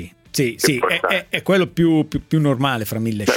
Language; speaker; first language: Italian; native; Italian